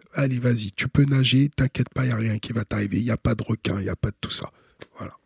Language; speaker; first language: French; early bilingual, other home language; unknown